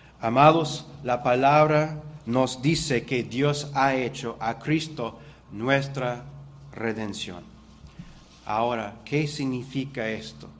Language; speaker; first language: Spanish; non-native, fluent; English